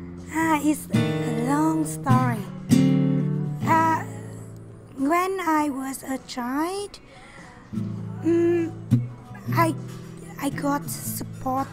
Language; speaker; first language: English; non-native, learner; Vietnamese